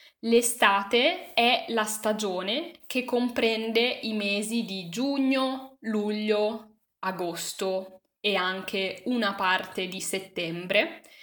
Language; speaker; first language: Italian; native; Italian